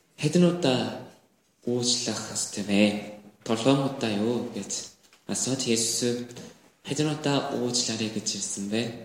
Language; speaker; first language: Mongolian; non-native, learner; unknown